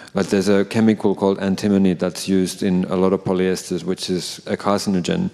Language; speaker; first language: English; non-native, fluent; Finnish